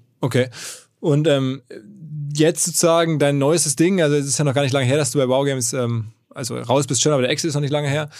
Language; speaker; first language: German; native; German